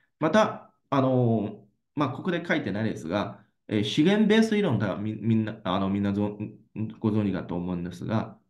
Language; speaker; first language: Japanese; non-native, fluent; Chinese